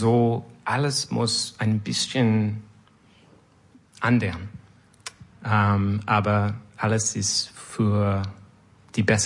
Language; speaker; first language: German; non-native, learner; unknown